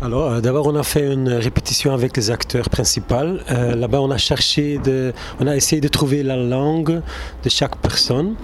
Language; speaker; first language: French; non-native, local second language; Turkish